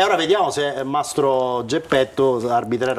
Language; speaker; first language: Italian; native; Italian